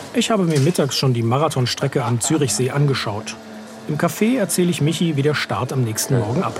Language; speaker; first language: German; native; German